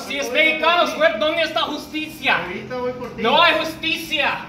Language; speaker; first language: Spanish; non-native, learner; English